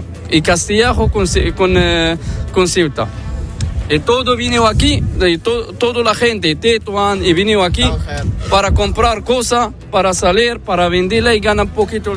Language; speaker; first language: Spanish; non-native, learner; Arabic